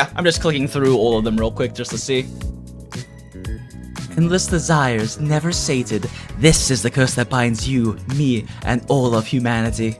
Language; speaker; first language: English; native; English